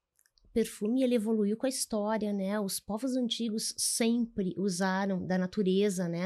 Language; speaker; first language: Portuguese; native; Portuguese